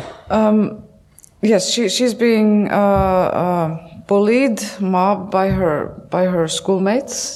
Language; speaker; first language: English; non-native, fluent; Icelandic